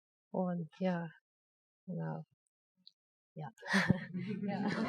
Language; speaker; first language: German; non-native, fluent; Japanese